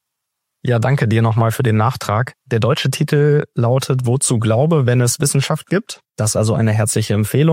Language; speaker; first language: German; native; German